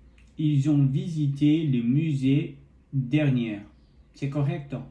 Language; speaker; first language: French; non-native, learner; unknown